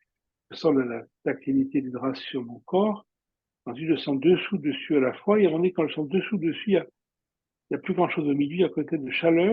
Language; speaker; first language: French; native; French